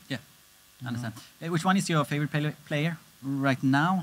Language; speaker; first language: English; non-native, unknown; Swedish